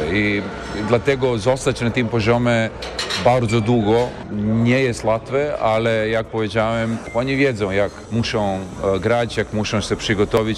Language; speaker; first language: Polish; non-native, fluent; Serbian